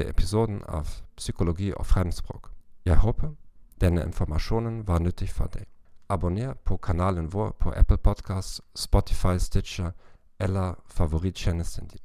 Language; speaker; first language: Norwegian; non-native, learner; German